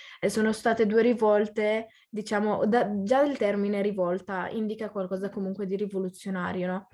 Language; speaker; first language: Italian; early bilingual, other home language; Arabic